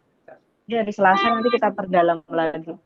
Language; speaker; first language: Indonesian; native; Indonesian